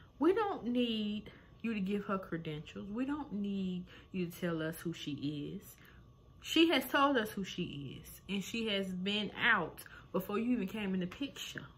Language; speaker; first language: English; native; English